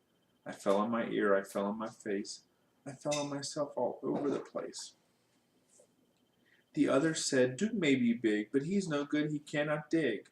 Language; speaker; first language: English; native; English